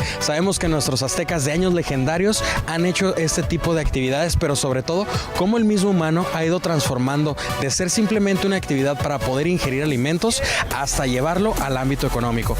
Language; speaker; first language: Spanish; native; Spanish